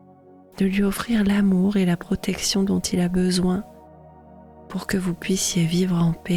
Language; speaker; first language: French; native; French